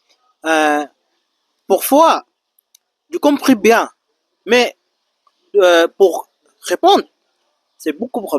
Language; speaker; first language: French; non-native, learner; Arabic